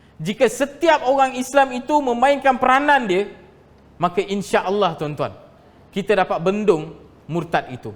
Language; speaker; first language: Malay; non-native, local second language; Tamil